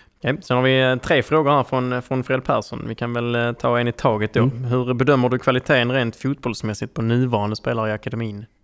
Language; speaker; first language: Swedish; native; Swedish